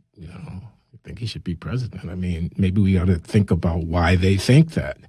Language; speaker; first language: English; native; English